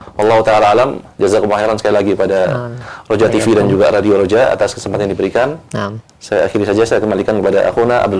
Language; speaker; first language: Indonesian; native; Indonesian